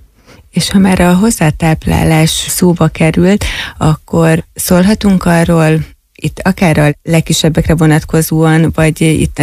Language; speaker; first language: Hungarian; native; Hungarian